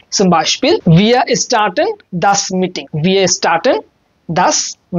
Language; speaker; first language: German; non-native, learner; Bangla